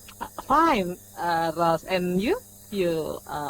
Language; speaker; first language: English; non-native, learner; Indonesian